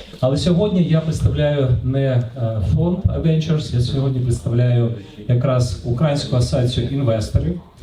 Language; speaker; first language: Ukrainian; non-native, local second language; Russian